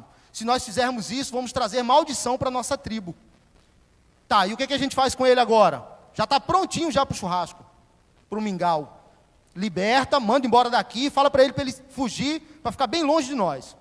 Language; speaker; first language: Portuguese; native; Portuguese